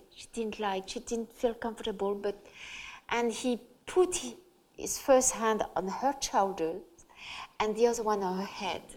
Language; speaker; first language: English; non-native, fluent; French